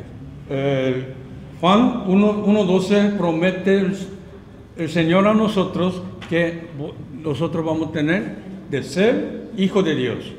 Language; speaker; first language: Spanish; non-native, learner; Korean